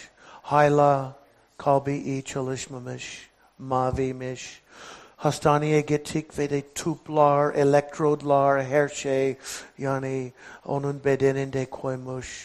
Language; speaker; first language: Turkish; non-native, fluent; English